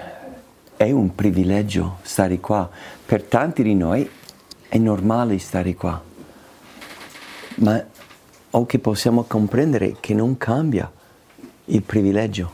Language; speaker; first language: Italian; non-native, fluent; English